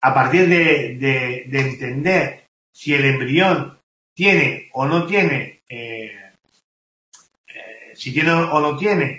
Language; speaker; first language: Spanish; native; Spanish